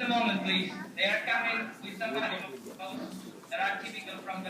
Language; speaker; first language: English; non-native, fluent; Spanish